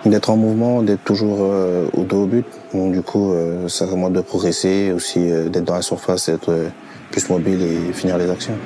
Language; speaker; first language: French; native; French